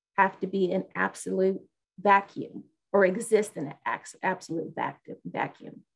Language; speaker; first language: English; native; English